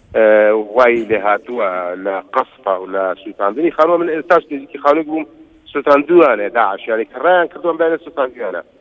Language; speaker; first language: Central Kurdish; non-native, local second language; Kurdish